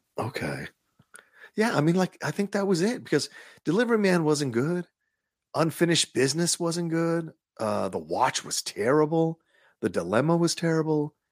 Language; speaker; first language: English; early bilingual, other home language; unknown